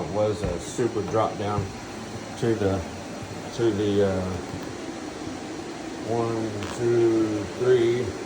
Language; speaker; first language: English; native; English